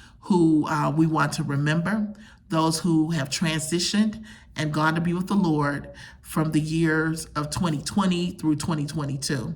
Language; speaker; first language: English; native; English